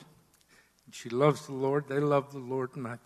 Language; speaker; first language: English; native; English